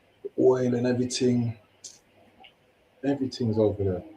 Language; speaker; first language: English; native; English